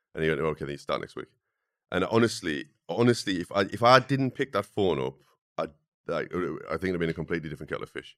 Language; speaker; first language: English; native; English